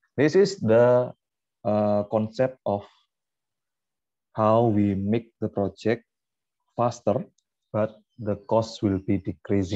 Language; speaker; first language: English; non-native, fluent; Indonesian